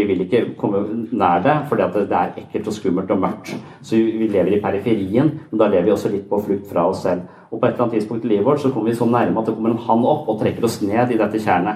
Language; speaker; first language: Norwegian; native; Norwegian